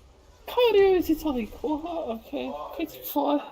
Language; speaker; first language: Māori; non-native, local second language; English